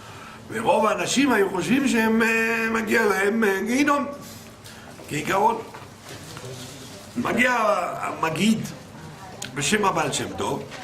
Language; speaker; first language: Hebrew; non-native, fluent; French